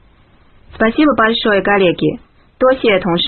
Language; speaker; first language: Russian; non-native, fluent; Chinese